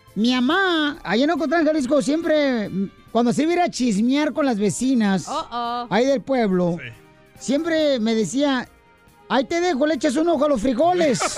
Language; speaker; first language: Spanish; native; Spanish